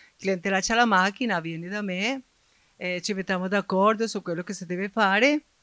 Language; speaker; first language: Italian; non-native, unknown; Spanish